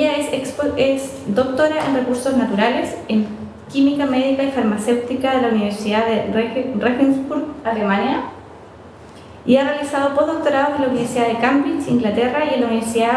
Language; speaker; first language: Spanish; native; Spanish